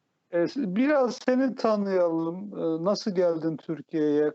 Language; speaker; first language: Turkish; native; Turkish